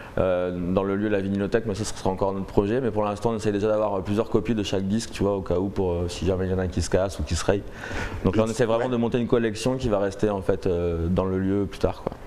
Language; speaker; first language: French; native; French